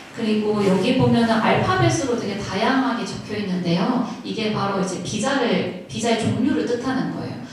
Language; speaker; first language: Korean; early bilingual, other home language; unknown